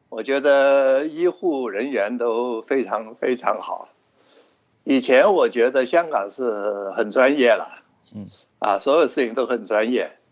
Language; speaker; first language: Chinese; non-native, local second language; Cantonese